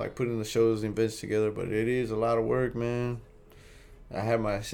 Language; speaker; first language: English; native; English